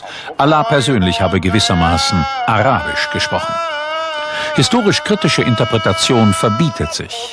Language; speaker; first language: German; native; German